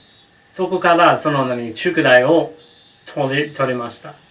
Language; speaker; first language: Japanese; non-native, learner; English